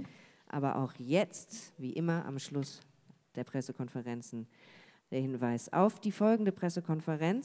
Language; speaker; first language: German; native; German